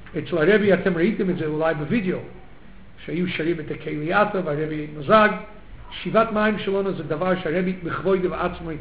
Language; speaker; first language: Hebrew; early bilingual, heritage; Hebrew